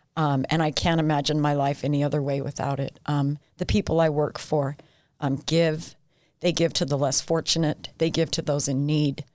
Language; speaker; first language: English; native; English